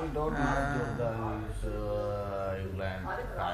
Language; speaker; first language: English; non-native, learner; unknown